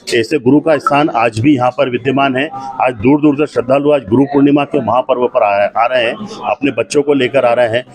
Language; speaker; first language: Hindi; native; Hindi